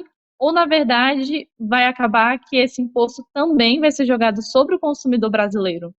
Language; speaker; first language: Portuguese; native; Portuguese